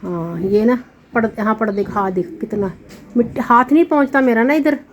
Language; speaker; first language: Hindi; non-native, local second language; Punjabi